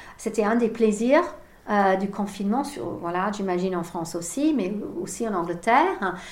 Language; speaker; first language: French; non-native, fluent; English